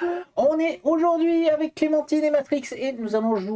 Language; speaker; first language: French; native; French